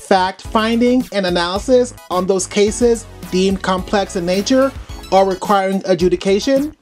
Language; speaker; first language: English; native; English